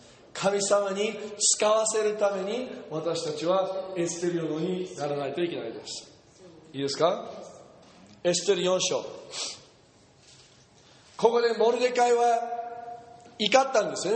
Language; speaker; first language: Japanese; non-native, fluent; English